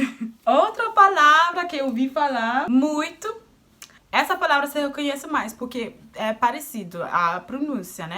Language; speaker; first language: Portuguese; non-native, fluent; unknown